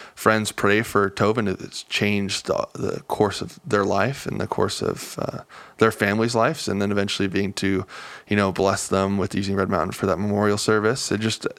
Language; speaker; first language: English; native; English